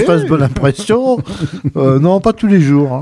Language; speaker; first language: French; native; French